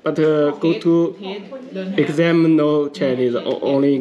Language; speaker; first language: English; non-native, learner; Chinese